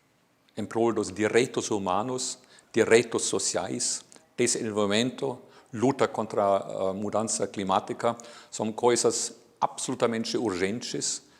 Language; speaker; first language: Portuguese; non-native, fluent; German